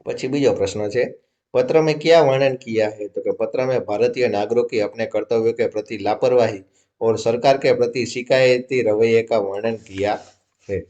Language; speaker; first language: Hindi; non-native, local second language; Gujarati